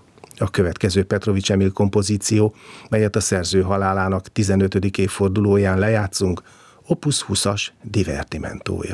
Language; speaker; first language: Hungarian; native; Hungarian